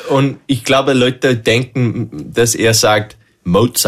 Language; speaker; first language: German; non-native, learner; English